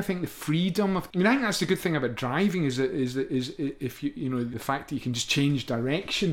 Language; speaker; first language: English; native; English